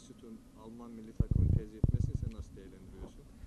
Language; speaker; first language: Turkish; native; Turkish